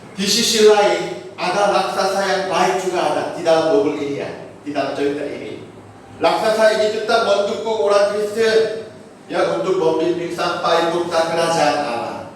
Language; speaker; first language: Indonesian; non-native, fluent; Korean